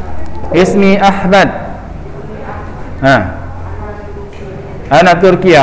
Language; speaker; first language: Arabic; non-native, fluent; Indonesian